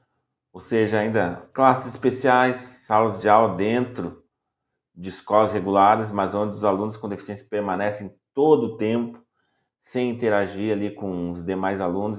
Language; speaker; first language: Portuguese; native; Portuguese